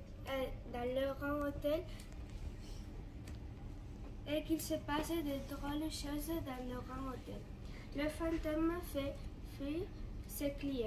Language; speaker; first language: French; non-native, learner; Catalan